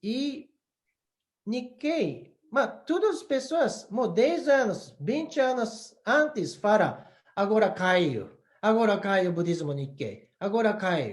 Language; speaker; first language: Portuguese; non-native, learner; Japanese